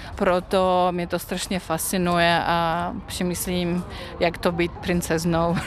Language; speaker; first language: Czech; non-native, fluent; Russian